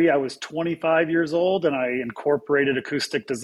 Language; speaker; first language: English; native; English